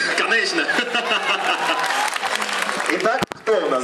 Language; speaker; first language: Russian; native; Russian